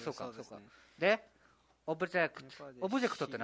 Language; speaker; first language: Japanese; native; Japanese